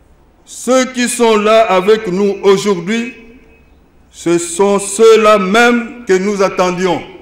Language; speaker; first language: French; non-native, local second language; Lingala